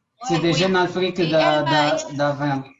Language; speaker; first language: French; non-native, learner; Portuguese